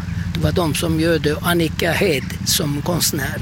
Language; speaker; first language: Swedish; non-native, fluent; Turkish